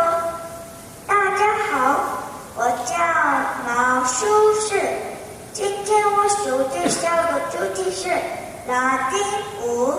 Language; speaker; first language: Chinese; non-native, learner; Korean